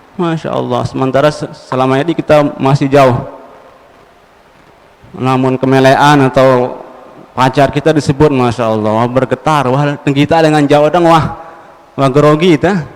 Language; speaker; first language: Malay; non-native, local second language; Sasak